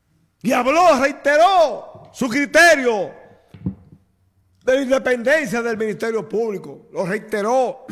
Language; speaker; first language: Spanish; native; Spanish